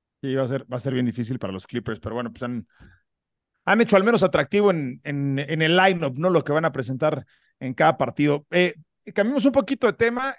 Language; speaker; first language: Spanish; native; Spanish